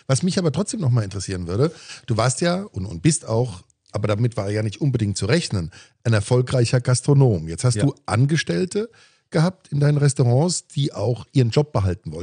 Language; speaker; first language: German; native; German